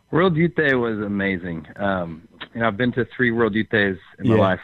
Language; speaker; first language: English; native; English